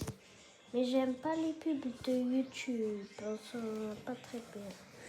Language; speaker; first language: French; non-native, learner; German